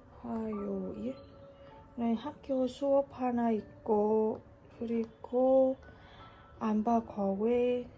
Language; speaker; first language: Korean; non-native, learner; Vietnamese